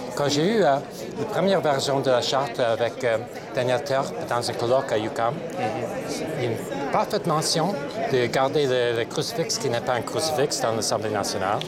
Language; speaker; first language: French; non-native, local second language; English